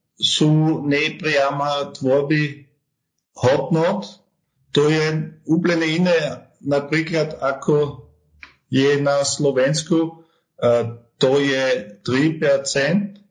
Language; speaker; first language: Slovak; non-native, learner; German